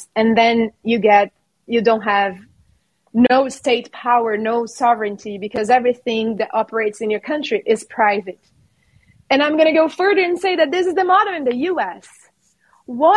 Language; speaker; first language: English; non-native, fluent; Portuguese